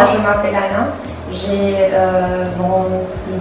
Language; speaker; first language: French; non-native, learner; Romanian